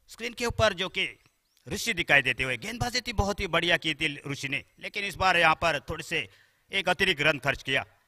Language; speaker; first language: Hindi; non-native, local second language; Marathi